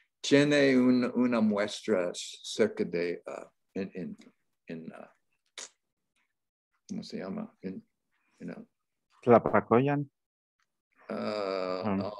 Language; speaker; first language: Spanish; non-native, learner; English